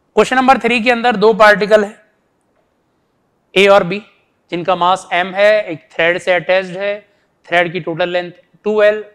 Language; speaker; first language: Hindi; native; Hindi